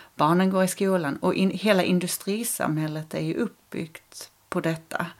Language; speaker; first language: Swedish; early bilingual, other home language; English